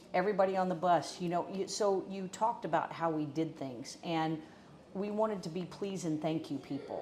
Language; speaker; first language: English; native; English